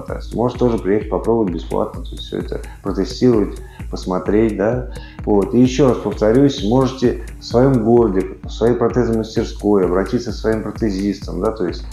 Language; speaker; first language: Russian; native; Russian